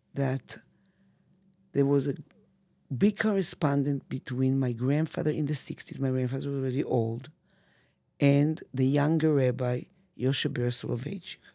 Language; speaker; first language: English; non-native, fluent; Hebrew